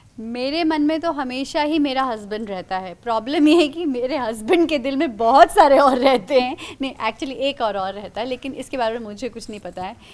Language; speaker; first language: Hindi; native; Hindi